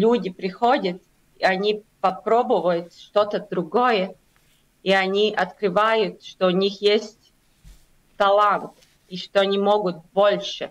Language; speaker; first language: Russian; non-native, local second language; Latvian